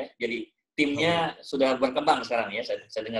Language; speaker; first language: Indonesian; native; Indonesian